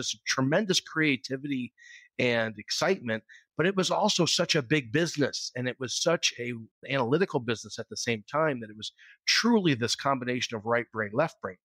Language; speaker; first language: English; native; English